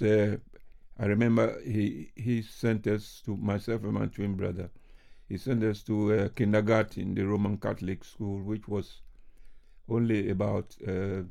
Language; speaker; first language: English; non-native, local second language; Ga